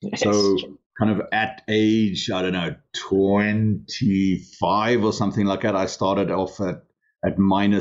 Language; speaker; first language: English; non-native, local second language; German